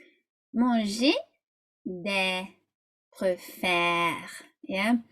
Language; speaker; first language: French; non-native, fluent; English